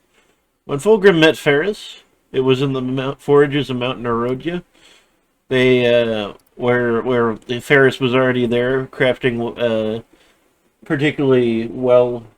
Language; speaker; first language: English; native; English